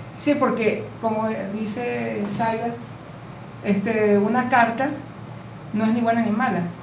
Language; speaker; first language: Spanish; native; Spanish